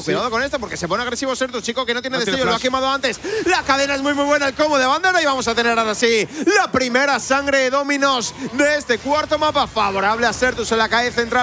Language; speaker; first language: Spanish; native; Spanish